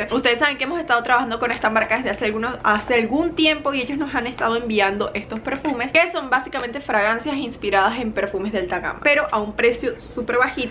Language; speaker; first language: Spanish; native; Spanish